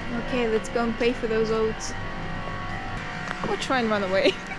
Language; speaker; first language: English; non-native, fluent; Russian